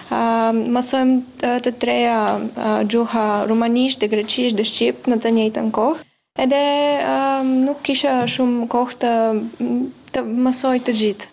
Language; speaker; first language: Albanian; non-native, learner; Bulgarian